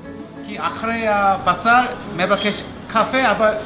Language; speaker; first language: Hebrew; non-native, learner; Korean